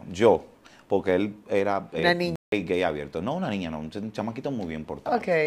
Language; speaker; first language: Spanish; native; Spanish